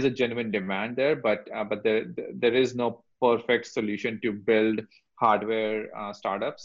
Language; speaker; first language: English; non-native, local second language; Hindi